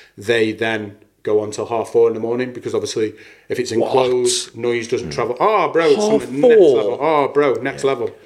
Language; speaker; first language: English; native; English